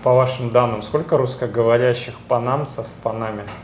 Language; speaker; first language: Russian; native; Russian